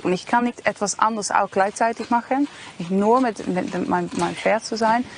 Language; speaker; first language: German; non-native, learner; Dutch